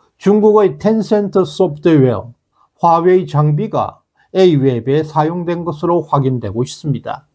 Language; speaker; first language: Korean; native; Korean